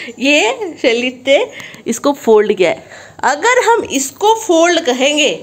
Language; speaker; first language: Hindi; non-native, local second language; Odia